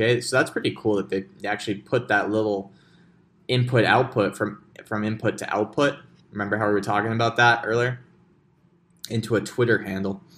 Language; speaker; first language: English; native; English